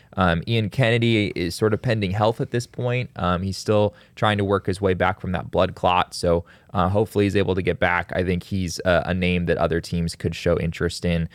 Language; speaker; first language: English; native; English